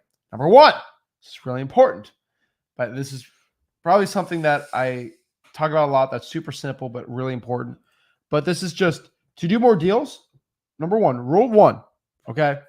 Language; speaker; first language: English; native; English